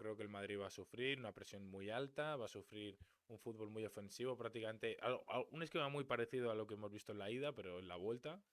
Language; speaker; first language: Spanish; native; Spanish